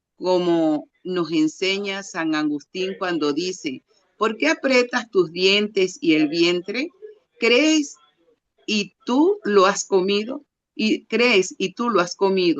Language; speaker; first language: Spanish; native; Spanish